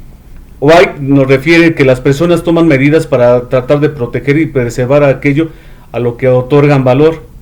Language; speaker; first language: Spanish; native; Spanish